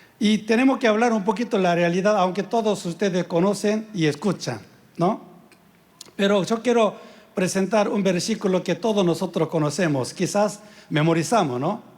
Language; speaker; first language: Spanish; non-native, fluent; Korean